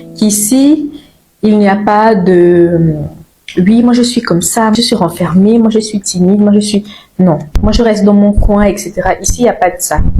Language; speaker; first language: French; native; French